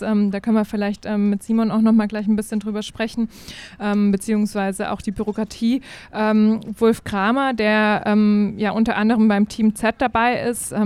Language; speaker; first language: German; native; German